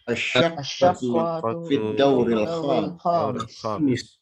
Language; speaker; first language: Arabic; non-native, learner; Indonesian